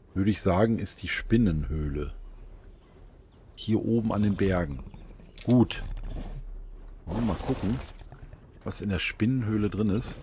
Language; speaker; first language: German; native; German